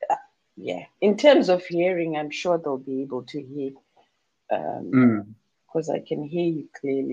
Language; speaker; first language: English; non-native, local second language; Shona